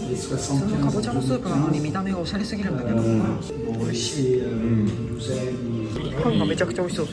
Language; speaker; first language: Japanese; native; Japanese